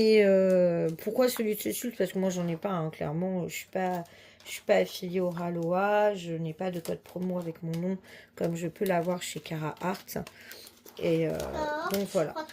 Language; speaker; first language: French; native; French